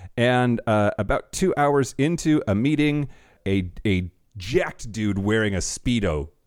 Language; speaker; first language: English; native; English